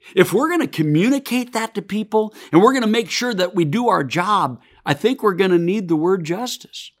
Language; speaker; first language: English; native; English